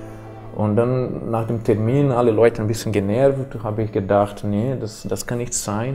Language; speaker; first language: German; non-native, fluent; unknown